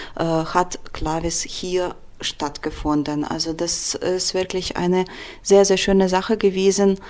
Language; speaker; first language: German; non-native, fluent; Russian